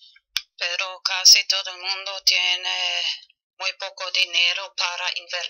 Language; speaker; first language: Spanish; non-native, fluent; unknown